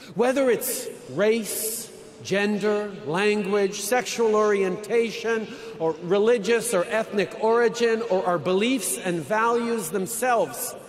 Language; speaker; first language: English; native; English